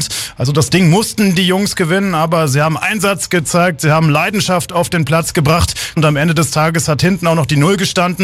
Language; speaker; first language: German; native; German